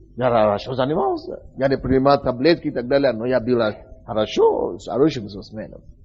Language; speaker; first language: Russian; non-native, fluent; Yoruba